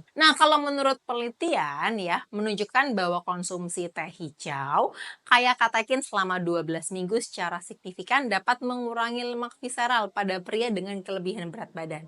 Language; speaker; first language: Indonesian; native; Indonesian